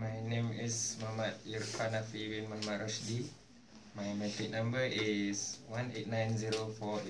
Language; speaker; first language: English; non-native, learner; Malay